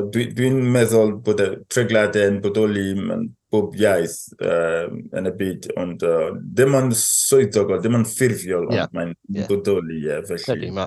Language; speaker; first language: Welsh; non-native, fluent; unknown